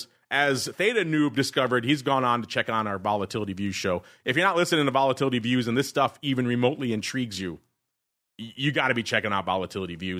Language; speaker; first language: English; native; English